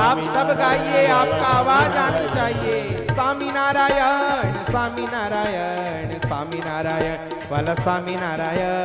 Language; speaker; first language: Hindi; non-native, local second language; Gujarati